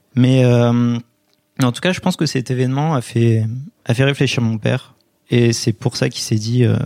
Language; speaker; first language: French; native; French